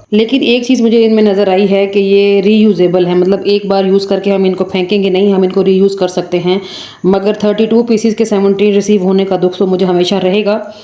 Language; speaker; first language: Urdu; native; Urdu